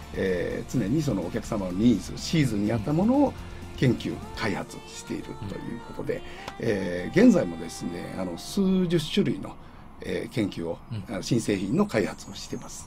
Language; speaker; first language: Japanese; native; Japanese